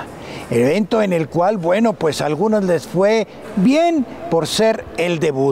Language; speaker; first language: Spanish; native; Spanish